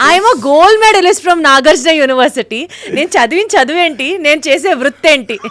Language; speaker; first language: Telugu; native; Telugu